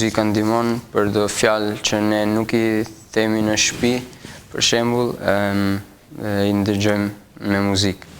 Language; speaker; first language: Albanian; early bilingual, heritage; Albanian